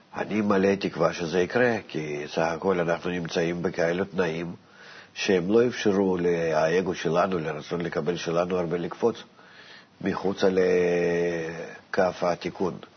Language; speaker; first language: Hebrew; non-native, fluent; Russian